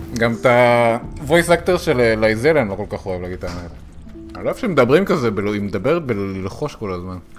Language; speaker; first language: Hebrew; native; Hebrew